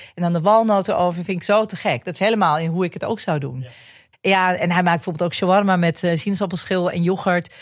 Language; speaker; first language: Dutch; native; Dutch